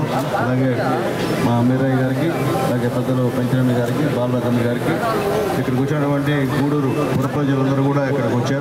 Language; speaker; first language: Telugu; native; Telugu